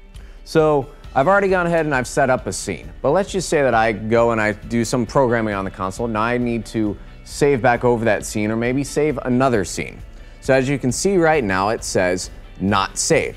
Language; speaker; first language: English; native; English